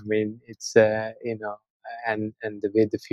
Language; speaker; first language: English; non-native, local second language; Sinhala